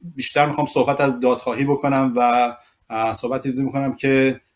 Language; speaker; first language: Persian; early bilingual, other home language; English